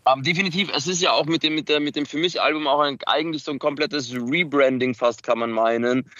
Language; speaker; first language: German; early bilingual, other home language; Macedonian